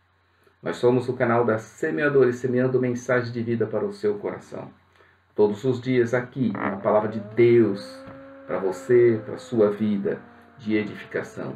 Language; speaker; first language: Portuguese; native; Portuguese